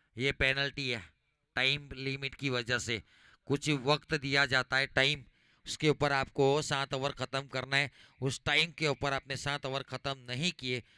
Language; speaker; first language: Hindi; non-native, local second language; Gujarati